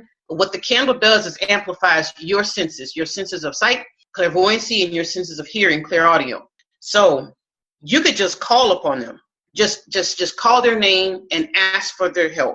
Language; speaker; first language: English; native; English